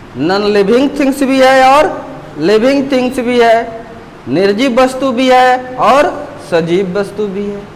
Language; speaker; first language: Hindi; native; Hindi